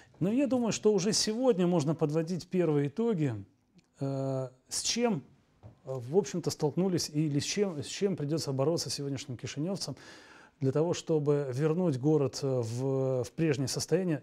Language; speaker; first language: Russian; native; Russian